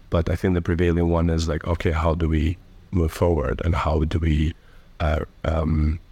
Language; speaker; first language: English; early bilingual, other home language; Albanian